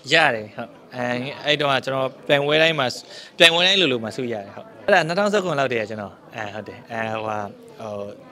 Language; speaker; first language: Burmese; native; Burmese